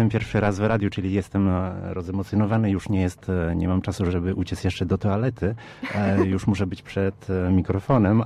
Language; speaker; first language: Polish; early bilingual, heritage; Polish